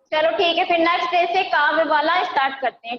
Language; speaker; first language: Hindi; native; Hindi